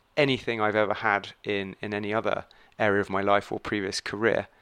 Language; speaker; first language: English; native; English